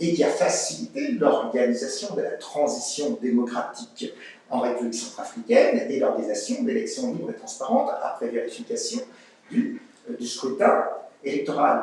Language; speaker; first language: French; native; French